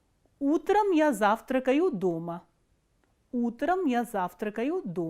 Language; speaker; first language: Russian; non-native, fluent; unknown